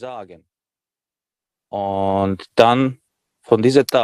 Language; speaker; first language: German; non-native, learner; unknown